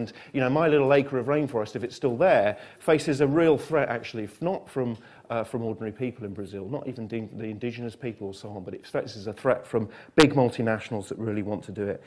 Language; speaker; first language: English; native; English